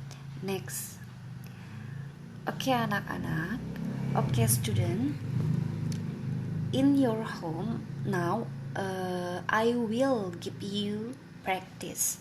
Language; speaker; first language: English; non-native, learner; Indonesian